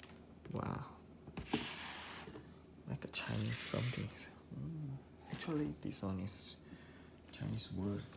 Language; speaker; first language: English; non-native, learner; Korean